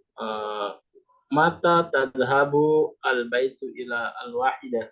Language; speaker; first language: Arabic; non-native, learner; Indonesian